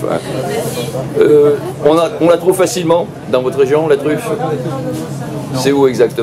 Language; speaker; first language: French; native; French